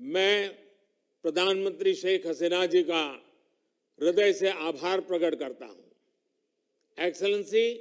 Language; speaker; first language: Hindi; non-native, local second language; Gujarati